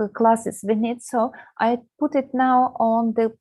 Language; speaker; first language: English; non-native, fluent; Russian